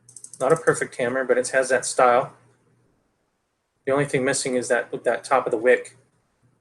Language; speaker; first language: English; native; English